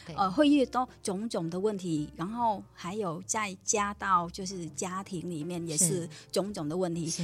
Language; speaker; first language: Chinese; non-native, fluent; Vietnamese